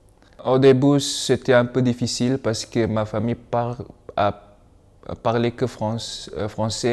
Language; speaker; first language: French; non-native, learner; Malay